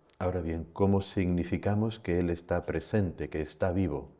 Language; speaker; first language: Spanish; native; Spanish